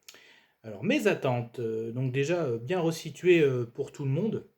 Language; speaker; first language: French; native; French